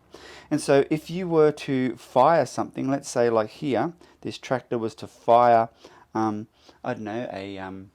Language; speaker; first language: English; native; English